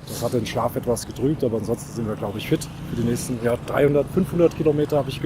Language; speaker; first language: German; native; German